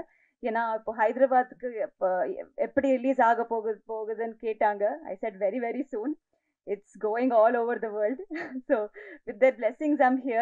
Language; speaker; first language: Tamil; non-native, learner; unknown